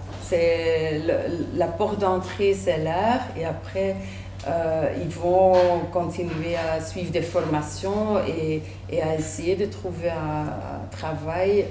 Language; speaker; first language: French; native; French